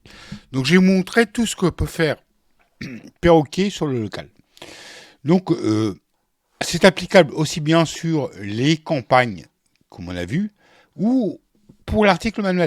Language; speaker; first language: French; native; French